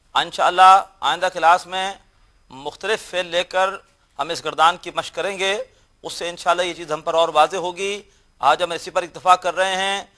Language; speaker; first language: Urdu; native; Urdu